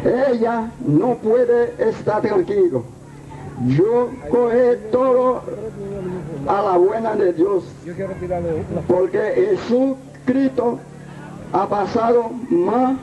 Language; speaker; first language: Spanish; non-native, learner; Haitian Creole